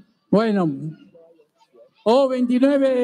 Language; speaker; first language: Spanish; non-native, fluent; Chinese